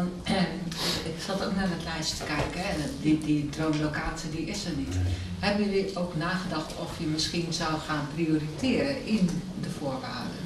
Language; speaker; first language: Dutch; native; Dutch